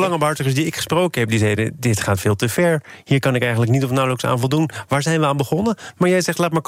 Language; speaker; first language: Dutch; native; Dutch